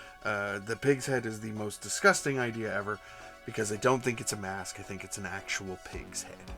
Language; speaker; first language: English; native; English